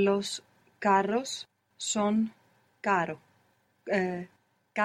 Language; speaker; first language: Spanish; non-native, learner; English